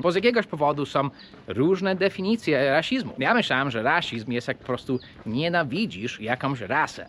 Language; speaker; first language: Polish; early bilingual, heritage; English